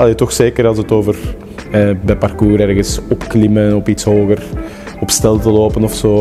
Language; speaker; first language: Dutch; native; Dutch